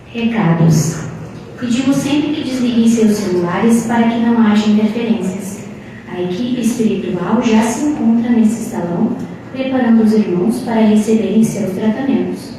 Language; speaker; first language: Portuguese; native; Portuguese